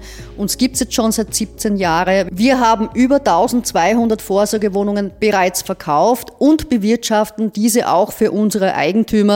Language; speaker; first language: German; native; German